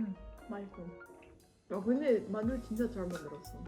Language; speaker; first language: Korean; non-native, learner; Dutch